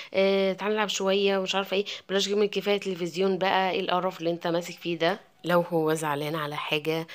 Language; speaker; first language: Arabic; native; Arabic